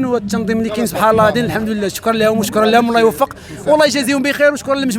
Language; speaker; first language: Arabic; native; Arabic